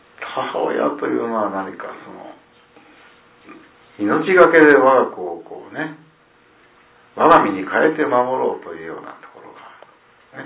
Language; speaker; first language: Japanese; native; Japanese